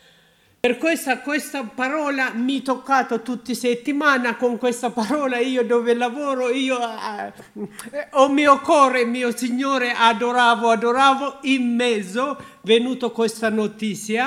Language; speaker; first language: Italian; non-native, learner; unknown